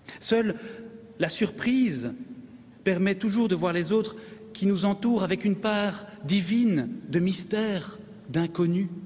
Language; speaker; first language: French; native; French